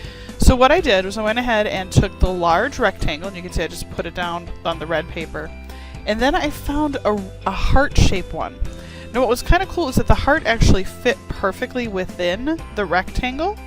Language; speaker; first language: English; native; English